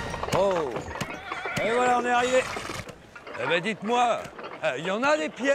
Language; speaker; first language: French; native; French